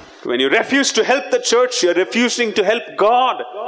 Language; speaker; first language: English; non-native, local second language; Tamil